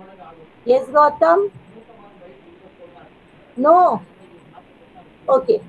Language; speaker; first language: English; non-native, learner; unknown